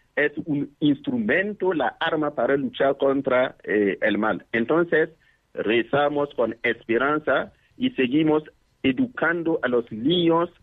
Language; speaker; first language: Spanish; non-native, fluent; Mossi